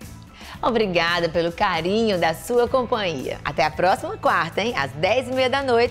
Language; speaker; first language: Portuguese; native; Portuguese